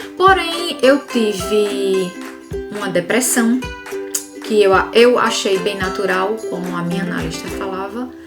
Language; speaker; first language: Portuguese; native; Portuguese